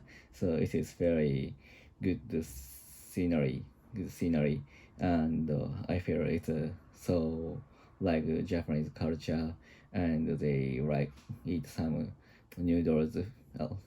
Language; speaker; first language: English; non-native, learner; Japanese